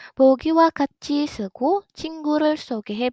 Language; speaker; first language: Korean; non-native, fluent; Indonesian